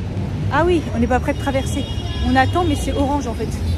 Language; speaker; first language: French; native; French